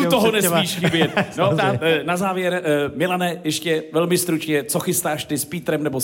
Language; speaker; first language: Czech; native; Czech